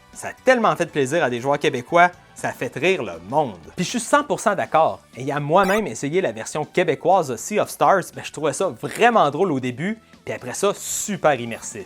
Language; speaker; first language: French; native; French